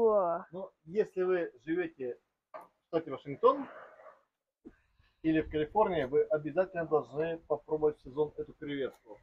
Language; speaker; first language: Russian; native; Russian